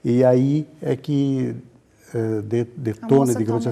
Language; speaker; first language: Portuguese; native; Portuguese